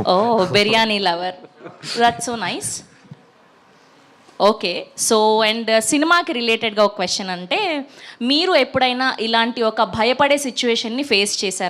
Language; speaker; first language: Telugu; native; Telugu